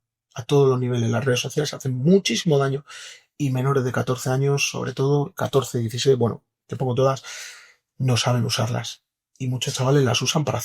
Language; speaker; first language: Spanish; native; Spanish